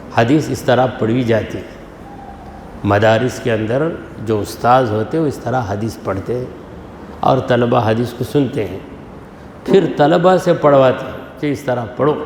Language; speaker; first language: Urdu; native; Urdu